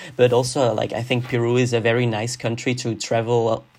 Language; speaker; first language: English; non-native, fluent; Dutch